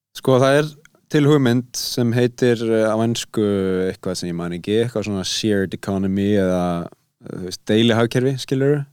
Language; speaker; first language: Icelandic; native; Icelandic